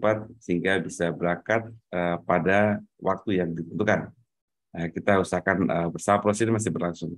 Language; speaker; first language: Indonesian; native; Indonesian